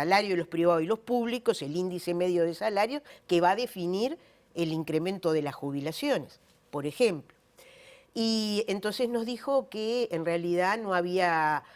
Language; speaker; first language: Spanish; native; Spanish